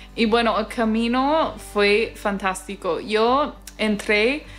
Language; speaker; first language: Spanish; non-native, fluent; English